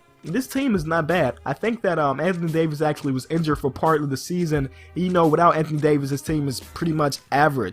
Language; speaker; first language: English; native; English